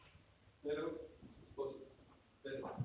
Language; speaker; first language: Spanish; native; Spanish